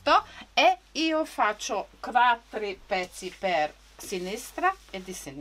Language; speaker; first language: Italian; non-native, learner; Czech